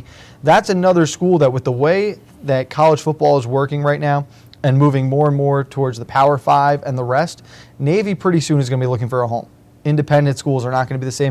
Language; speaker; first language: English; native; English